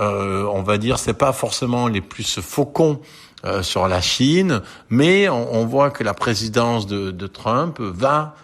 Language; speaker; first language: French; native; French